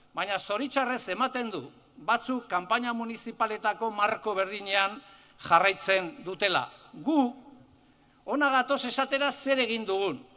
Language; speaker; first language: Basque; native; Basque